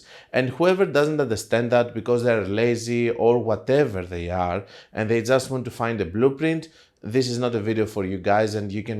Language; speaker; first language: English; non-native, fluent; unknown